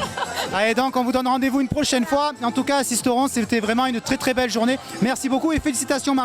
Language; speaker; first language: French; native; French